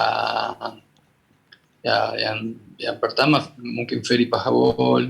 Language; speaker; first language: Indonesian; non-native, fluent; Spanish